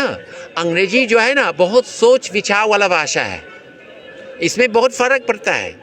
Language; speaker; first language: Hindi; non-native, fluent; English